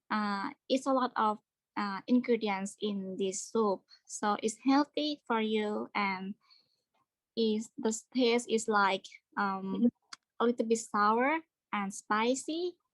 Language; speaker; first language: English; non-native, learner; Thai